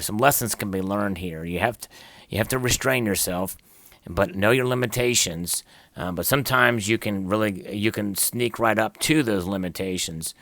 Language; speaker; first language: English; native; English